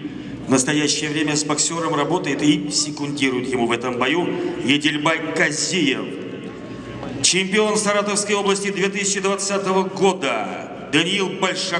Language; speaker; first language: Russian; native; Russian